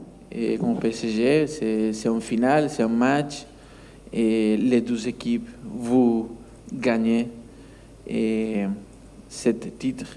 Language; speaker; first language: French; non-native, learner; Spanish